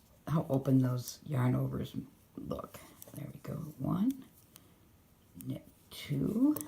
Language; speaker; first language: English; native; English